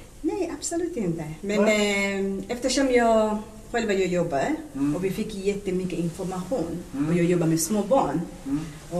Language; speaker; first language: Swedish; non-native, learner; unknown